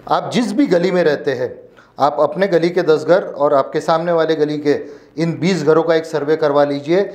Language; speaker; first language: Hindi; non-native, local second language; Marathi